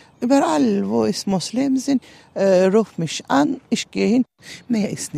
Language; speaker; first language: German; non-native, learner; Turkish